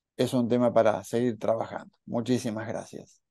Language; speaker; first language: Spanish; native; Spanish